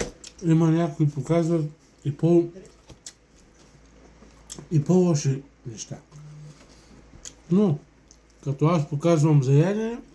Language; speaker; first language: Bulgarian; non-native, local second language; Romanian